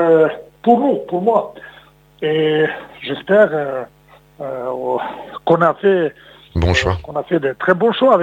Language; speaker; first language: French; non-native, fluent; Serbian